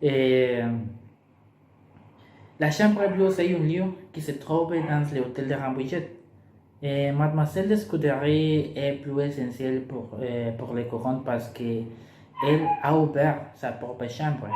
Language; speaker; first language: French; non-native, learner; Spanish